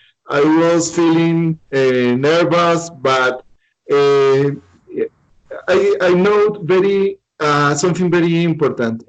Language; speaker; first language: English; non-native, learner; Spanish